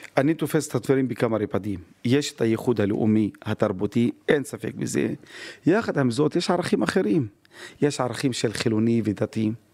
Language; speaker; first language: Hebrew; non-native, local second language; Arabic